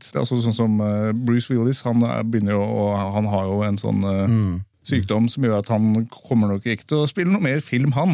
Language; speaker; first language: Norwegian; native; Norwegian